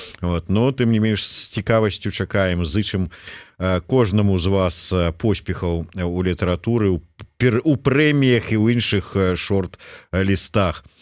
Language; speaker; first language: Belarusian; native; Belarusian